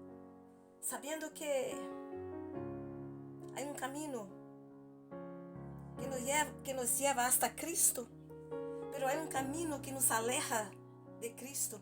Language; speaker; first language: Spanish; non-native, learner; Portuguese